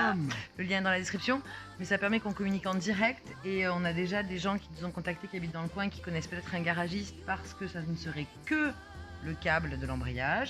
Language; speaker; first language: French; native; French